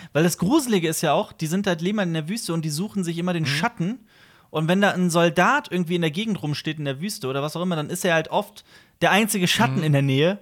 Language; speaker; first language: German; native; German